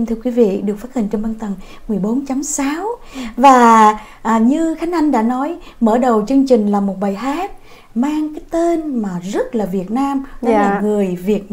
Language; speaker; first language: Vietnamese; native; Vietnamese